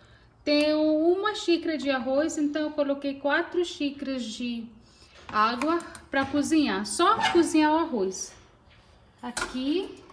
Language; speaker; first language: Portuguese; non-native, fluent; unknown